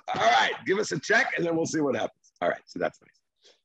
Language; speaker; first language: English; non-native, fluent; Hebrew